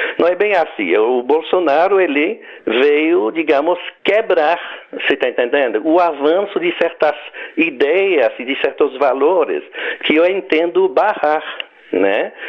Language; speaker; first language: Portuguese; non-native, fluent; French